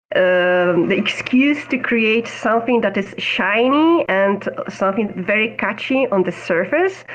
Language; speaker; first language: English; non-native, fluent; Polish